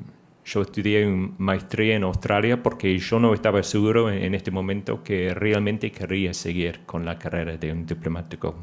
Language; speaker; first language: Spanish; non-native, fluent; English